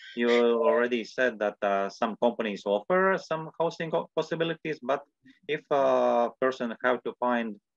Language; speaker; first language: English; non-native, fluent; Latvian